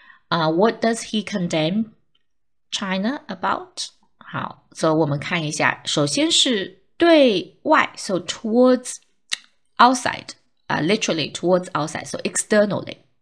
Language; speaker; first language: English; non-native, fluent; Chinese